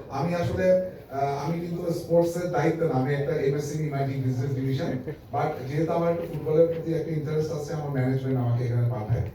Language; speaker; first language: Bangla; native; Bangla